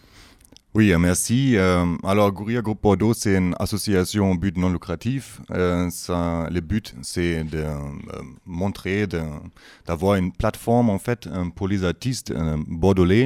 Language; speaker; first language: French; non-native, fluent; German